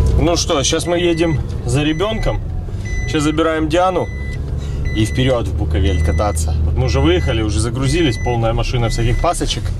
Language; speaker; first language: Russian; native; Russian